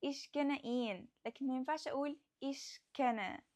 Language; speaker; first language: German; non-native, fluent; Arabic